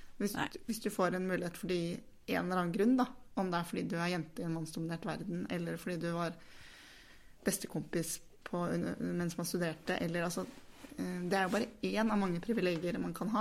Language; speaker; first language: Norwegian; native; Norwegian